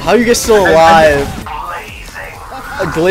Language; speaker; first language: English; native; English